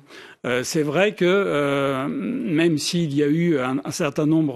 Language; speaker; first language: French; native; French